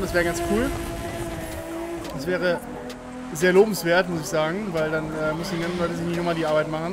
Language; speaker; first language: German; native; German